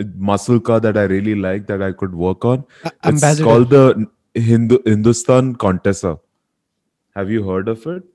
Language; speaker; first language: English; non-native, local second language; Hindi